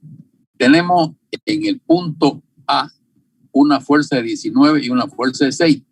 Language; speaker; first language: Spanish; native; Spanish